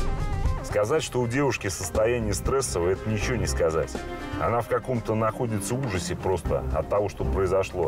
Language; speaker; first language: Russian; native; Russian